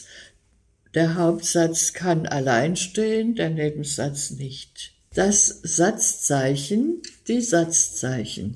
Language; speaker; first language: German; native; German